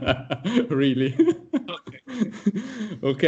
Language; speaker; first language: English; non-native, fluent; Italian